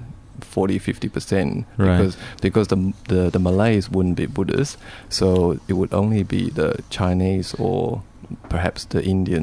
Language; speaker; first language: English; non-native, local second language; Cantonese